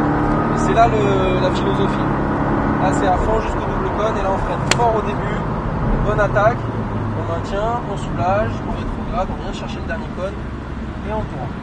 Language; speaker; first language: French; native; French